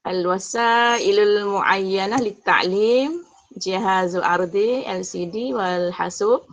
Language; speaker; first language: Arabic; non-native, fluent; Malay